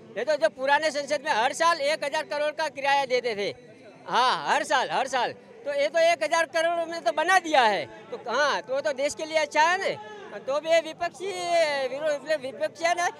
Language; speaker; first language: Hindi; non-native, local second language; Gujarati